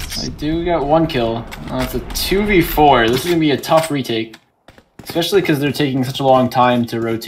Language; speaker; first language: English; native; English